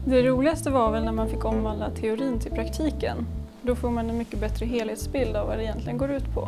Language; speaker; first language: Swedish; native; Swedish